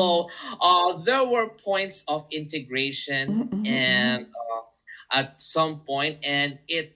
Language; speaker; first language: English; non-native, local second language; Filipino